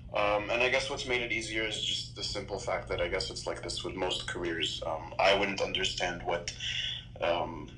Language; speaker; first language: English; native; English